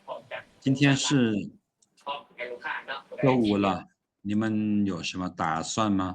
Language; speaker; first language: Chinese; non-native, fluent; Lao